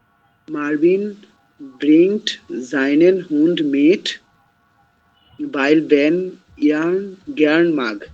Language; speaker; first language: German; non-native, learner; Bangla